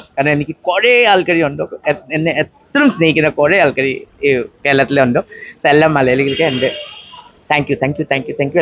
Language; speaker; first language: Malayalam; non-native, fluent; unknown